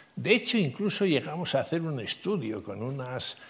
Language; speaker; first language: Spanish; native; Spanish